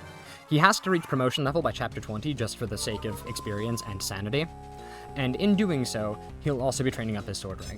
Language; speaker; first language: English; native; English